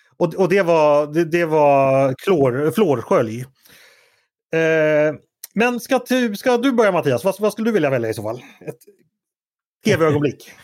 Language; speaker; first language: Swedish; native; Swedish